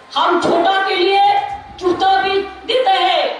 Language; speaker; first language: Hindi; non-native, local second language; Bangla